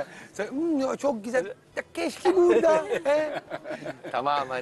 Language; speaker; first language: Turkish; non-native, learner; Italian